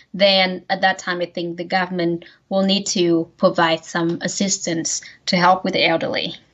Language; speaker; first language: English; non-native, fluent; Vietnamese